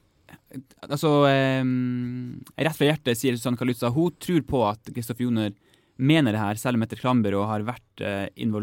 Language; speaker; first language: Norwegian; native; Norwegian